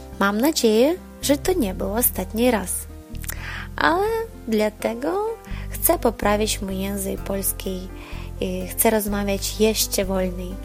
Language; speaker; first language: Polish; non-native, learner; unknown